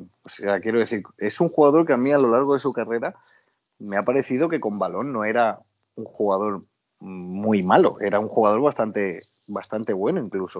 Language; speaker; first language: Spanish; native; Spanish